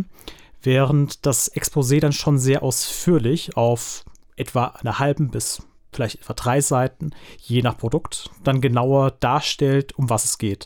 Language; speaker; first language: German; native; German